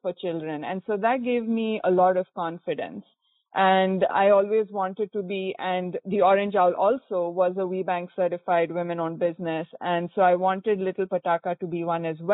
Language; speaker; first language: English; non-native, local second language; Konkani